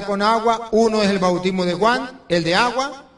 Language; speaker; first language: Spanish; native; Spanish